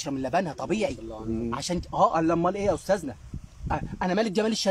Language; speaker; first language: Arabic; native; Arabic